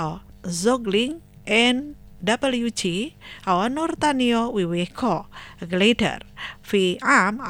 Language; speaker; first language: Arabic; non-native, fluent; Indonesian